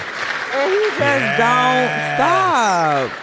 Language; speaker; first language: English; native; English